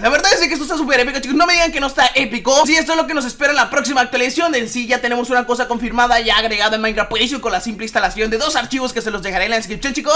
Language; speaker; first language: Spanish; native; Spanish